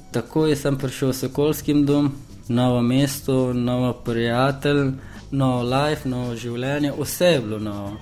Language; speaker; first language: Slovenian; non-native, learner; Persian